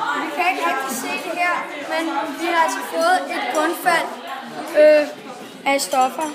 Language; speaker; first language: Danish; native; Danish